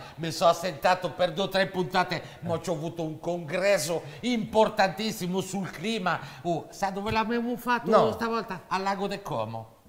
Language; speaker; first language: Italian; native; Italian